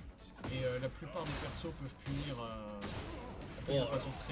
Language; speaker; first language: French; native; French